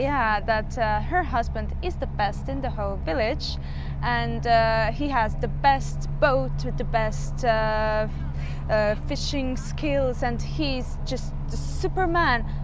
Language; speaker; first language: English; non-native, fluent; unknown